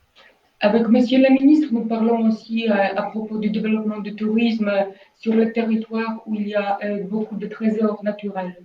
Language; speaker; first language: French; non-native, fluent; Polish